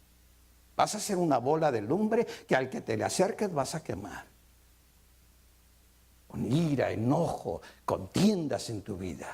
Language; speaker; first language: Spanish; early bilingual, heritage; Spanish